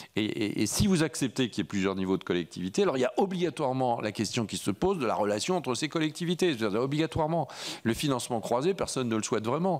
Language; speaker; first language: French; native; French